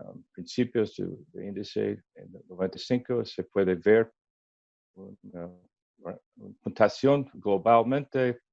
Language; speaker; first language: Spanish; non-native, learner; English